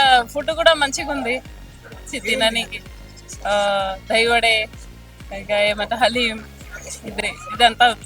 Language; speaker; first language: Telugu; early bilingual, heritage; Telugu